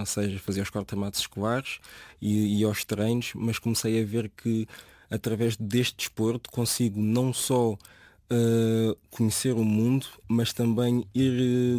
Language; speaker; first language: Portuguese; native; Portuguese